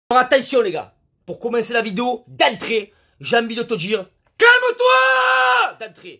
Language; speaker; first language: French; native; French